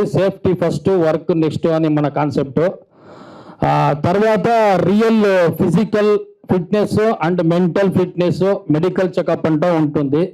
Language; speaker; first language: Telugu; non-native, learner; Kannada